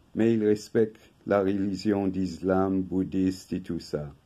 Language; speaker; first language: French; non-native, fluent; English